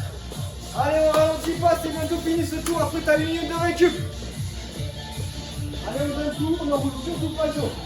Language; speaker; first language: French; native; French